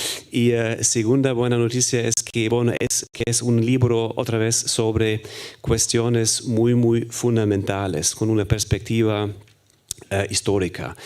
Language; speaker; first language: Spanish; non-native, fluent; German